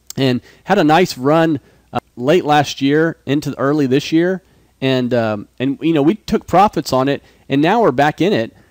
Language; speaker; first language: English; native; English